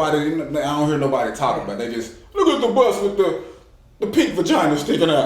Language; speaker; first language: English; native; English